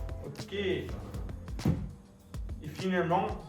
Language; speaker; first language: French; non-native, learner; English